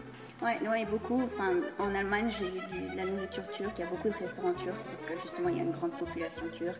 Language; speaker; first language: French; early bilingual, heritage; French